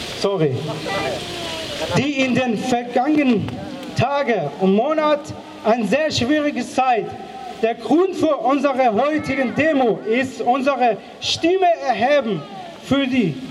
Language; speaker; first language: German; non-native, fluent; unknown